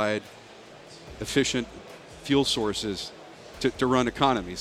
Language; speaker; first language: English; native; English